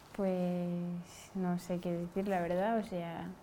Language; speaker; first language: Spanish; non-native, fluent; Wolof